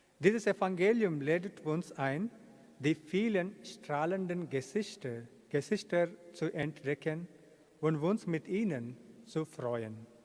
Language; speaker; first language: German; non-native, fluent; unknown